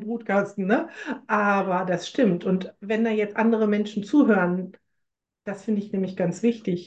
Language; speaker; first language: German; native; German